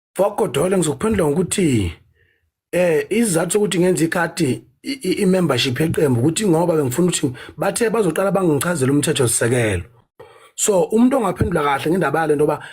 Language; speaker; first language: Zulu; native; Zulu